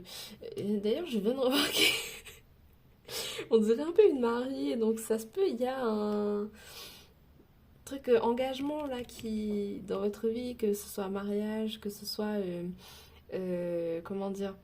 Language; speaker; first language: French; native; French